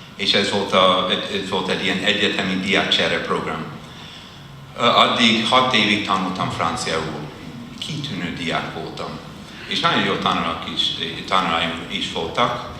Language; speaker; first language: Hungarian; non-native, fluent; English